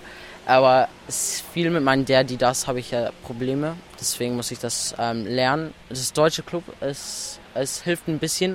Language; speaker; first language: German; early bilingual, heritage; English